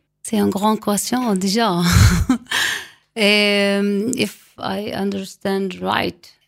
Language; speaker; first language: French; non-native, learner; Arabic